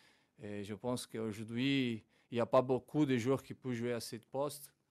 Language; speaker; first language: French; non-native, fluent; Portuguese